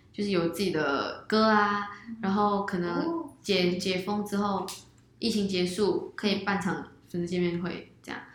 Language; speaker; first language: Chinese; native; Chinese